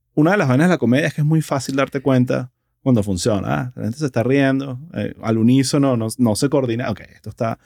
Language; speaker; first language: Spanish; native; Spanish